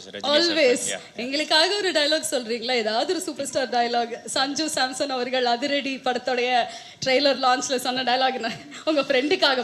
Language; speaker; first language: Tamil; native; Tamil